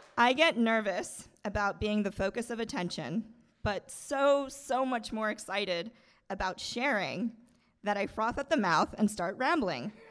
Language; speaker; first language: English; non-native, local second language; Bangla